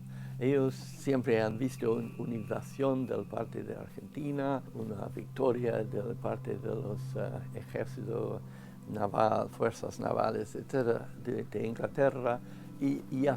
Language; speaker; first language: Spanish; non-native, fluent; English